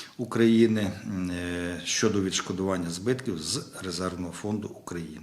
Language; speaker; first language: Ukrainian; native; Ukrainian